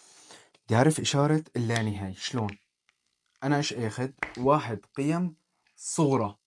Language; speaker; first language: Arabic; native; Arabic